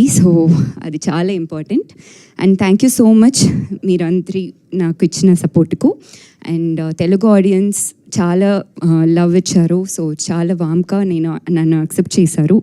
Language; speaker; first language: Telugu; non-native, learner; Tamil